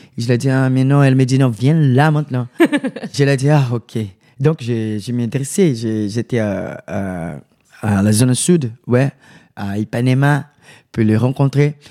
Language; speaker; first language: French; non-native, learner; Portuguese